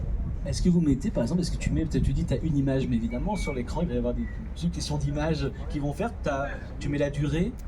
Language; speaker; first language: French; native; French